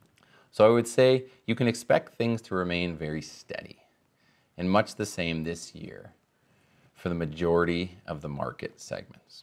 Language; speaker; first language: English; native; English